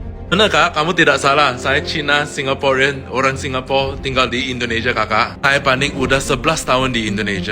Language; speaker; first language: Indonesian; non-native, learner; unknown